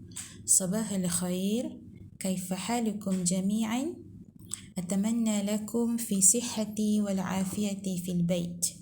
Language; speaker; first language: Arabic; non-native, fluent; Malay